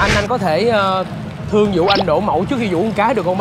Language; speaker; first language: Vietnamese; native; Vietnamese